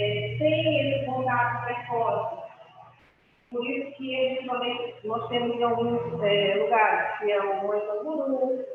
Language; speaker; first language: Portuguese; native; Portuguese